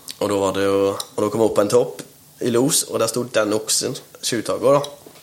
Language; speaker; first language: Norwegian; native; Norwegian